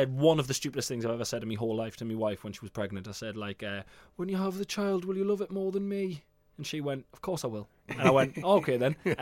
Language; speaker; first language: English; native; English